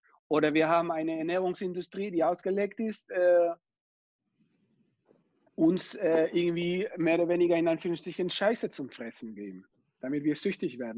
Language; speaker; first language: German; non-native, fluent; Spanish